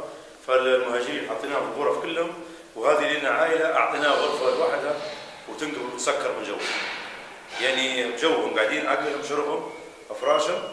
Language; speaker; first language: Arabic; native; Arabic